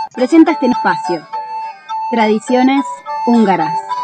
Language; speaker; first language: Spanish; non-native, local second language; Hungarian